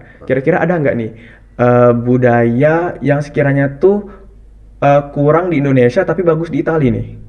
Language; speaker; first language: Indonesian; native; Indonesian